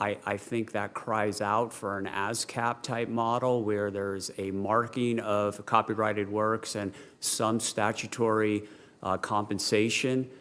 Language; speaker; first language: English; native; English